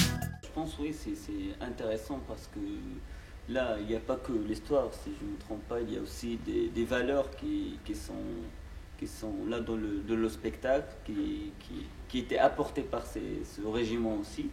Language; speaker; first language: French; non-native, local second language; Arabic